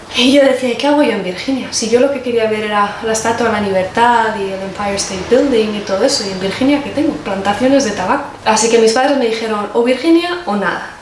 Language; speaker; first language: Spanish; native; Spanish